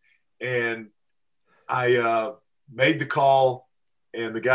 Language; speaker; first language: English; native; English